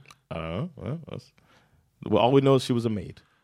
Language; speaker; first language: English; native; English